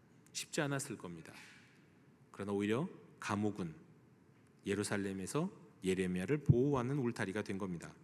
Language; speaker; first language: Korean; native; Korean